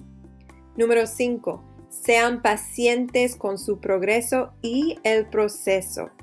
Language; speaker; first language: Spanish; non-native, fluent; English